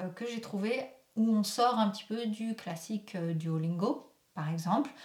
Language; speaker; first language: French; native; French